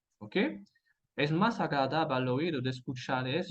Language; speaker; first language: Spanish; non-native, fluent; French